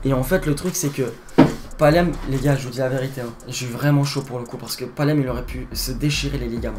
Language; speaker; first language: French; native; French